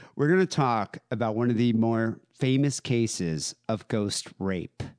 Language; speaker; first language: English; native; English